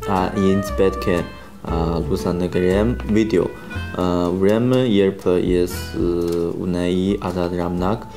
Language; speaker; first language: Armenian; non-native, learner; Chinese